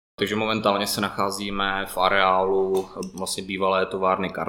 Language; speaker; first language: Czech; native; Czech